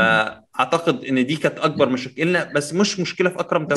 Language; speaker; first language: Arabic; native; Arabic